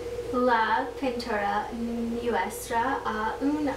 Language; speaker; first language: Spanish; non-native, learner; English